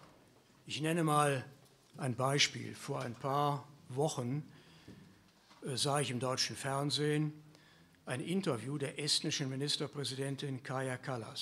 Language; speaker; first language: German; native; German